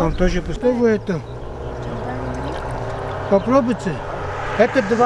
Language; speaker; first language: Russian; non-native, local second language; Armenian